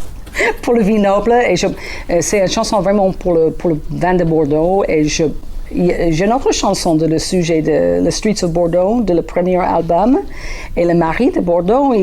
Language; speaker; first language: French; non-native, learner; English